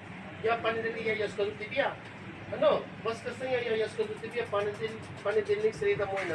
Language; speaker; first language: Russian; non-native, learner; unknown